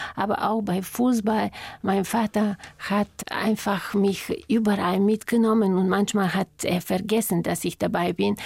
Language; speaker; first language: German; non-native, fluent; Bulgarian